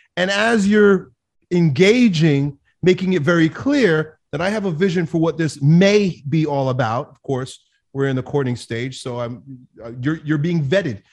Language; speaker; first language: English; native; English